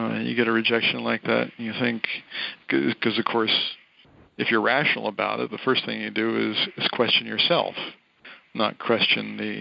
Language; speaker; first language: English; native; English